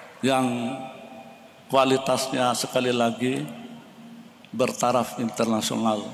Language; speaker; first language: Indonesian; non-native, local second language; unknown